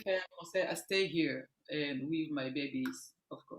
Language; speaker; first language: English; non-native, learner; French